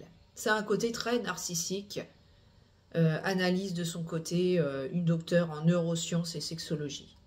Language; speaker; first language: French; native; French